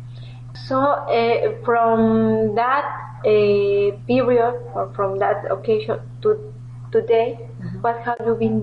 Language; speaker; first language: English; non-native, learner; Spanish